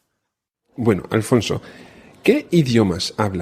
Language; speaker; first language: Spanish; non-native, fluent; English